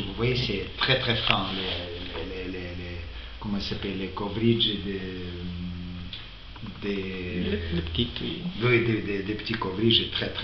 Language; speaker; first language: French; non-native, fluent; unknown